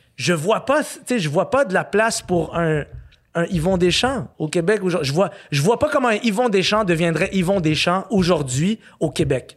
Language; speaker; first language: French; early bilingual, other home language; Arabic